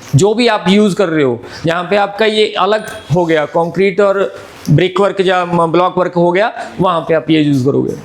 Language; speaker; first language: Hindi; non-native, local second language; Punjabi